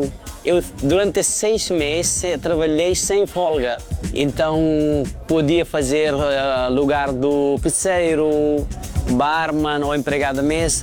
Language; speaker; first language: Portuguese; non-native, fluent; Nepali